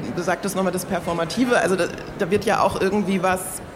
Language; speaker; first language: German; native; German